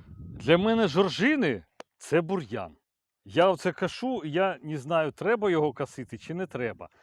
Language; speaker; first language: Ukrainian; native; Ukrainian